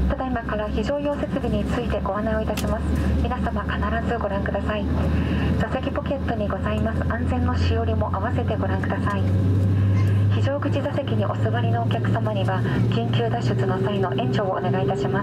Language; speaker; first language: Japanese; native; Japanese